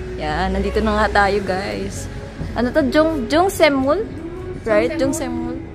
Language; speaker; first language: Filipino; native; Filipino